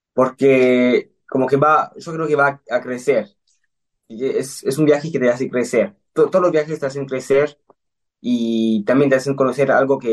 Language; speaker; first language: Spanish; early bilingual, heritage; Spanish